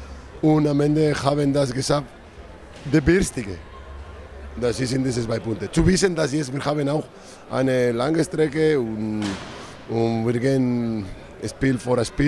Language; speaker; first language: German; non-native, fluent; Spanish